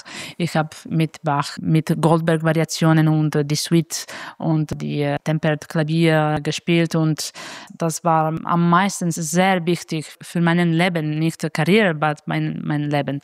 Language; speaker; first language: German; non-native, fluent; Italian